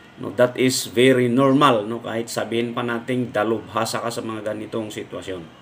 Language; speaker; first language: Filipino; non-native, local second language; Iloko